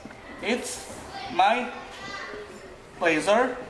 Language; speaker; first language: English; non-native, fluent; Indonesian